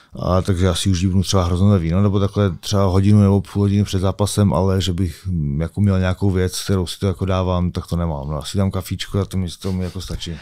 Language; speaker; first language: Czech; native; Czech